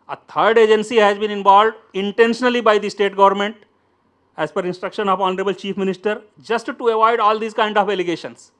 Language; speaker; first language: English; non-native, local second language; Telugu